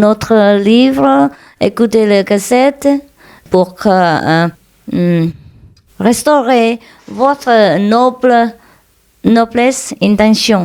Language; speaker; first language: French; non-native, fluent; Vietnamese